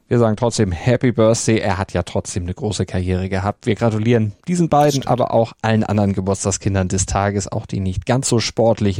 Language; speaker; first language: German; native; German